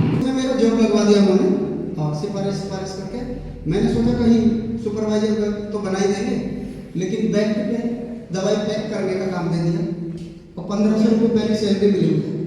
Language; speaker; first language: Hindi; native; Hindi